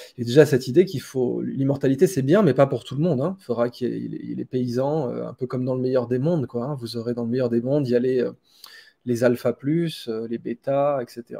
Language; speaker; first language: French; native; French